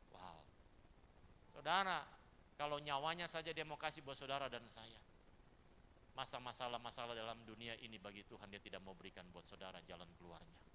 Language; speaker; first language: Indonesian; native; Indonesian